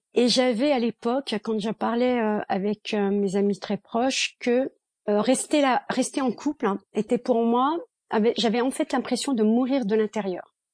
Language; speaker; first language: French; early bilingual, other home language; Kabyle